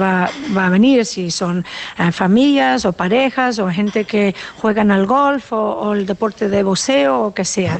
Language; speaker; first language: Spanish; non-native, fluent; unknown